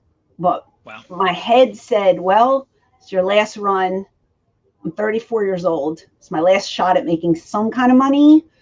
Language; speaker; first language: English; native; English